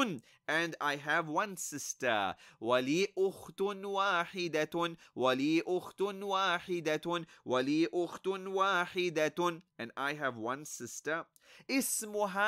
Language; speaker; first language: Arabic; non-native, fluent; English